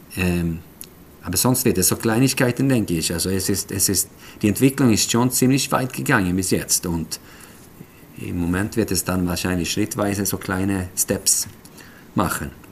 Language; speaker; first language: German; non-native, fluent; Swedish